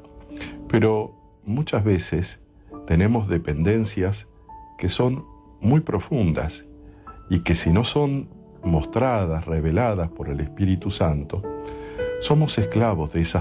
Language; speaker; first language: Spanish; native; Spanish